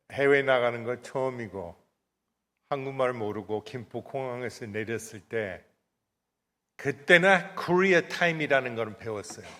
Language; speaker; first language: Korean; non-native, fluent; English